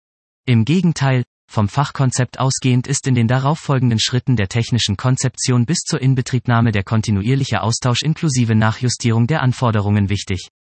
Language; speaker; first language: German; native; German